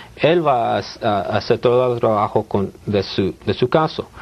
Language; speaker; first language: Spanish; early bilingual, heritage; Spanish